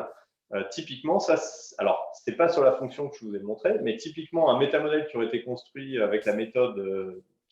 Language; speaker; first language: French; native; French